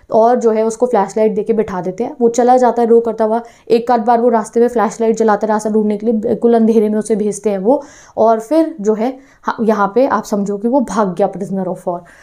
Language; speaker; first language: Hindi; non-native, local second language; Punjabi